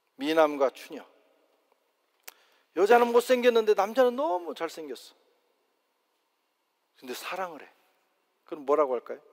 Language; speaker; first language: Korean; native; Korean